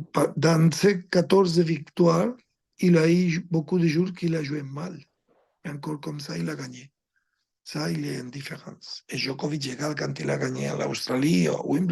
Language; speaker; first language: French; non-native, fluent; Spanish